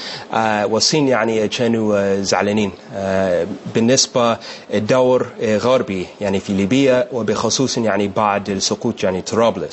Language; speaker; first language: Arabic; non-native, learner; English